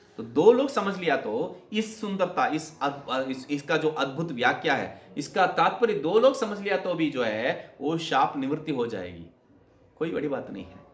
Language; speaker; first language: Hindi; non-native, local second language; Kannada